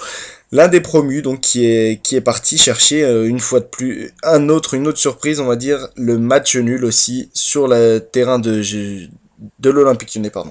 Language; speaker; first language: French; native; French